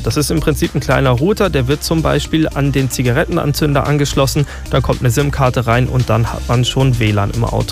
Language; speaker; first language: German; native; German